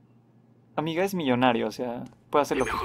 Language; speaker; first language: Spanish; native; Spanish